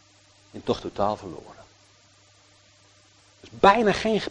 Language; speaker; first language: Dutch; native; Dutch